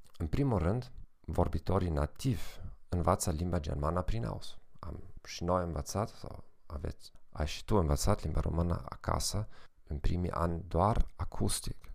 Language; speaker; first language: Romanian; non-native, fluent; German